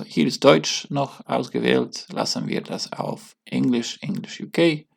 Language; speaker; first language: German; non-native, learner; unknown